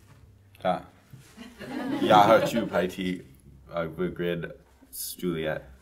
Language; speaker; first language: Russian; non-native, learner; English